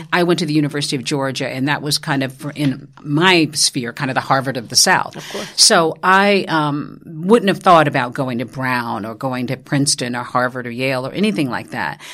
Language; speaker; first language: English; native; English